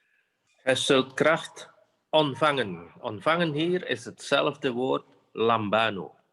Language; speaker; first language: Dutch; non-native, fluent; Indonesian